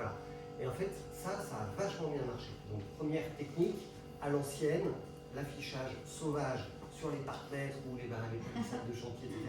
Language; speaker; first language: French; native; French